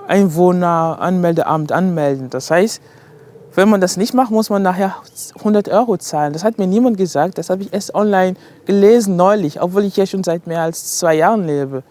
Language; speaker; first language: German; non-native, fluent; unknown